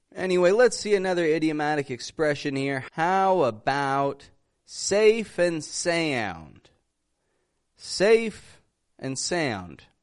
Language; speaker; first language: English; native; English